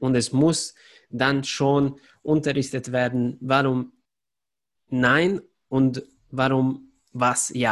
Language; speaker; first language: German; non-native, fluent; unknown